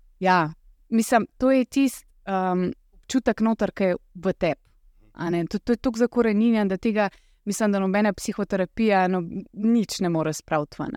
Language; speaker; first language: Slovenian; early bilingual, other home language; Russian